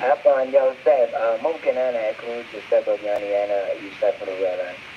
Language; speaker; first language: Arabic; non-native, learner; English